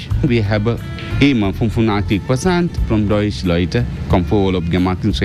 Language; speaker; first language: German; non-native, learner; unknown